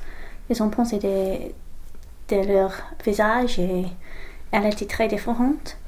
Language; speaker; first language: French; non-native, learner; English